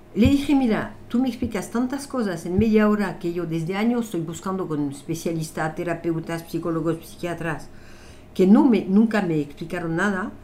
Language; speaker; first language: Spanish; non-native, fluent; French